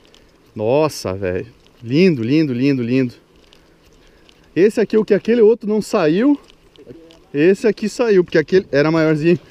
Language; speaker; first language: Portuguese; native; Portuguese